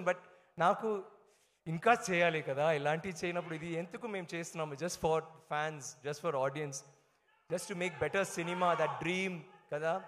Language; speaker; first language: Telugu; non-native, learner; Tamil